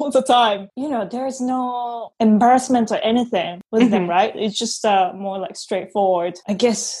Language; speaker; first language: English; non-native, fluent; Japanese